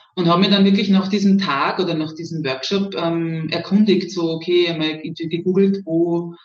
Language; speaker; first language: German; native; German